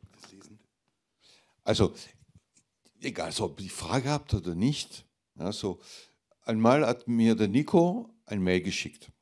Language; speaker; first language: German; non-native, fluent; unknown